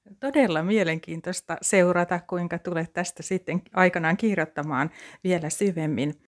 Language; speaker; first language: Finnish; native; Finnish